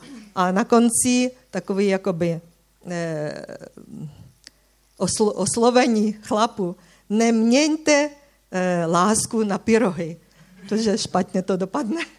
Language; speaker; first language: Czech; non-native, fluent; Ukrainian